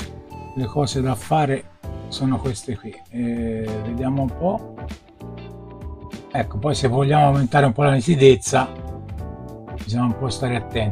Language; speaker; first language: Italian; native; Italian